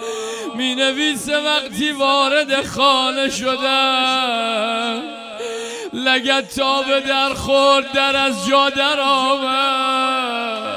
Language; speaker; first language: Persian; native; Persian